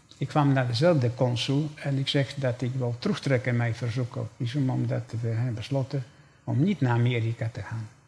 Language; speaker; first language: Dutch; non-native, fluent; Polish